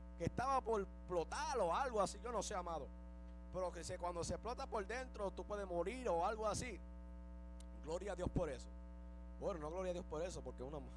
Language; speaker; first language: Spanish; early bilingual, heritage; Spanish